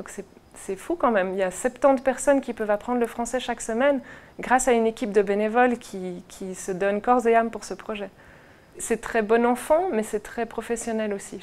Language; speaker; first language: French; native; French